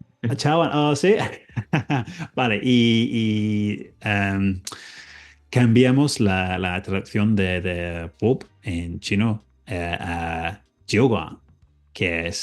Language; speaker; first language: Spanish; non-native, learner; English